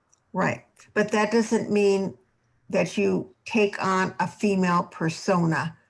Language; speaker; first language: English; native; English